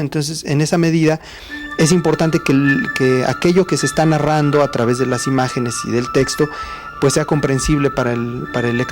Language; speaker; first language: Spanish; native; Spanish